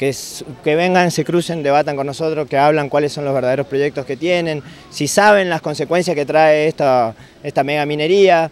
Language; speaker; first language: Spanish; native; Spanish